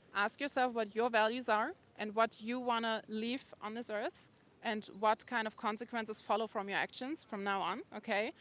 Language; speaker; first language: English; non-native, fluent; German